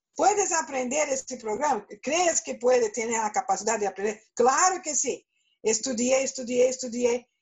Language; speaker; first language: Spanish; non-native, learner; Portuguese